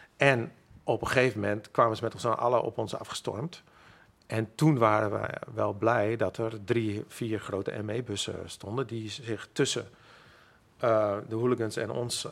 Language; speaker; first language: Dutch; non-native, local second language; Western Frisian